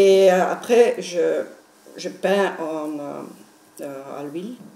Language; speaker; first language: French; non-native, local second language; Dutch